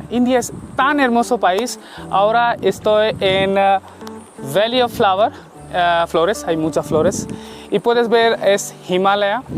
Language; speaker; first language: Spanish; non-native, learner; Hindi